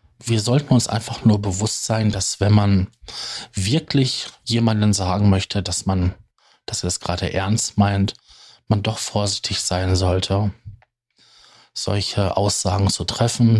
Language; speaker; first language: German; native; German